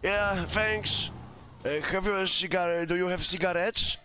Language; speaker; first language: English; non-native, learner; Polish